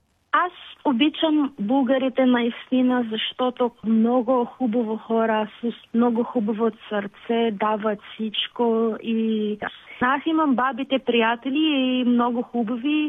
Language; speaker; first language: Bulgarian; non-native, learner; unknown